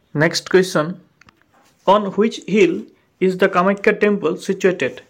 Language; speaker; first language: English; non-native, local second language; Assamese